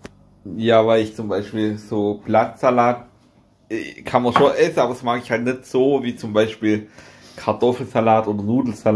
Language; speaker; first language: German; native; German